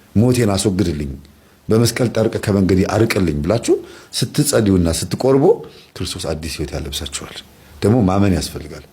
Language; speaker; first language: Amharic; native; Amharic